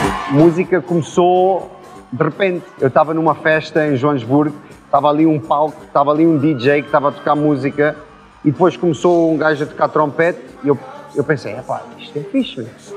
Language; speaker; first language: Portuguese; early bilingual, heritage; Portuguese